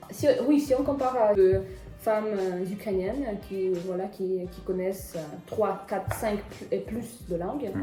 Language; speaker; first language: French; non-native, fluent; Russian